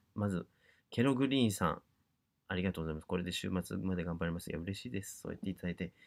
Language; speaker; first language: Japanese; native; Japanese